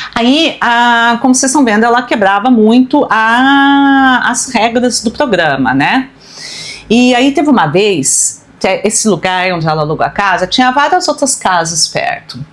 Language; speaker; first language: Portuguese; native; Portuguese